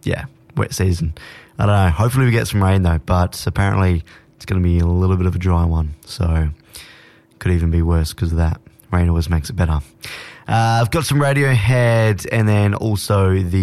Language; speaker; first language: English; native; English